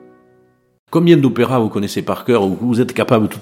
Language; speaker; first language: French; native; French